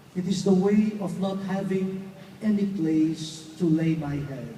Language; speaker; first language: English; non-native, local second language; Filipino